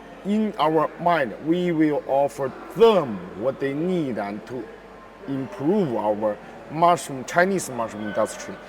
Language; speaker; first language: English; non-native, learner; Chinese